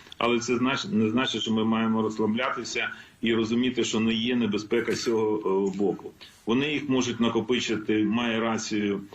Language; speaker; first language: Ukrainian; non-native, local second language; Russian